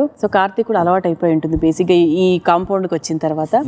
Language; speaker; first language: Telugu; native; Telugu